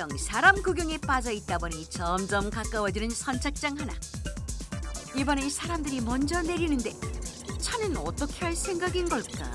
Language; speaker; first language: Korean; native; Korean